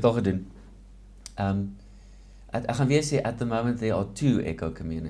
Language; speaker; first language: Afrikaans; native; Afrikaans